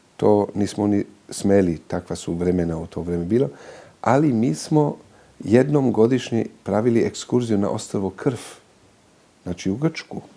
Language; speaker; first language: Bosnian; early bilingual, heritage; Serbian